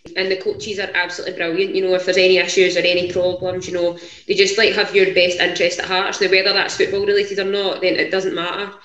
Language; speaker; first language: English; native; English